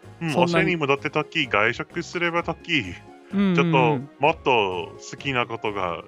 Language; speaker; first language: Japanese; non-native, learner; English